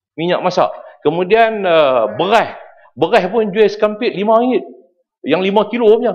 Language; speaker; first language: Malay; native; Malay